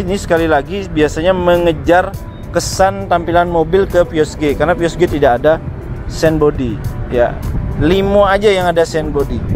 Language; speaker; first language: Indonesian; native; Indonesian